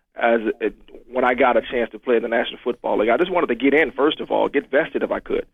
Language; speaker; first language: English; native; English